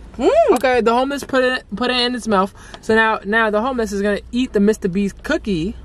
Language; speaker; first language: English; native; English